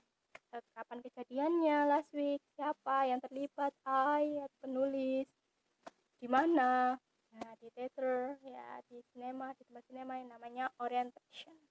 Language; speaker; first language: Indonesian; native; Indonesian